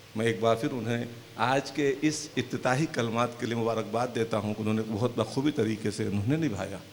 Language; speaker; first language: Urdu; native; Urdu